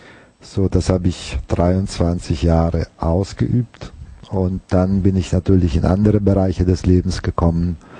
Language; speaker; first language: German; non-native, fluent; Italian